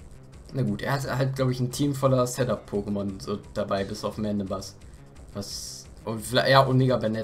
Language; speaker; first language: German; native; German